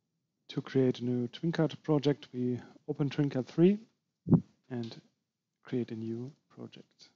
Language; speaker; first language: English; non-native, fluent; German